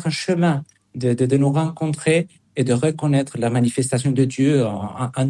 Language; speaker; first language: French; non-native, fluent; Spanish